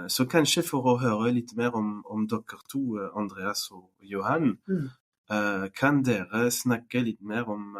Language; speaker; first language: Norwegian; non-native, fluent; French